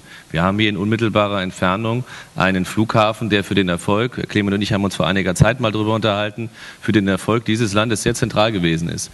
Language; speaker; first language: German; native; German